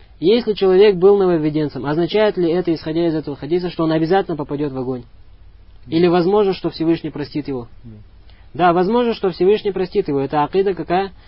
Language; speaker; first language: Russian; non-native, local second language; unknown